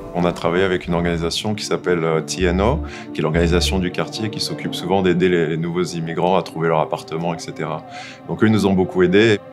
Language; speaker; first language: French; native; French